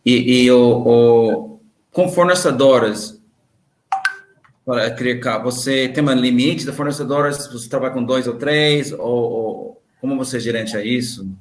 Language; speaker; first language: Portuguese; non-native, learner; English